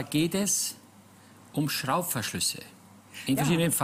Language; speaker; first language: German; native; German